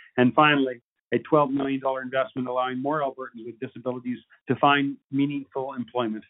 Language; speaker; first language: English; native; English